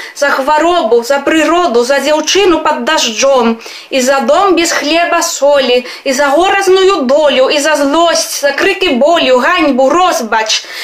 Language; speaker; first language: Belarusian; non-native, fluent; Spanish